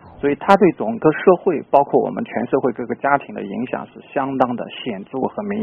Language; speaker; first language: Chinese; native; Chinese